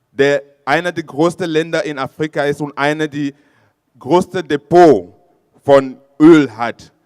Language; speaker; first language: German; non-native, fluent; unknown